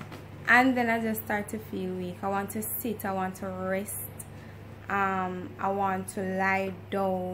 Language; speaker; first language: English; native; English